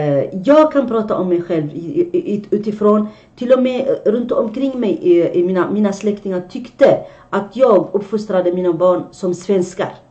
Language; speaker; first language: Swedish; non-native, fluent; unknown